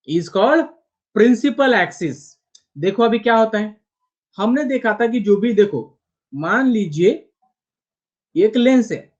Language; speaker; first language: Hindi; non-native, local second language; Marathi